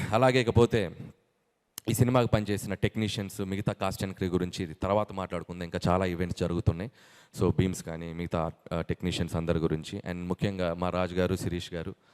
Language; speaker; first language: Telugu; native; Telugu